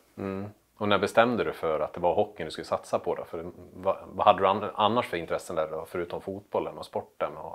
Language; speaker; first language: Swedish; native; Swedish